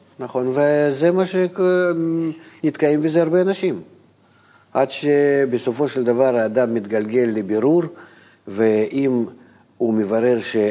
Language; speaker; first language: Hebrew; non-native, fluent; Russian